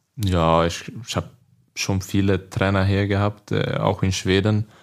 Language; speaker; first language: German; non-native, learner; Swedish